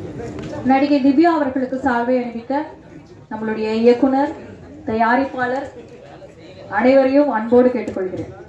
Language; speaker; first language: Tamil; native; Tamil